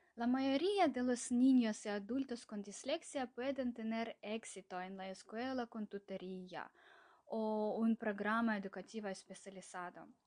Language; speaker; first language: Spanish; non-native, fluent; Ukrainian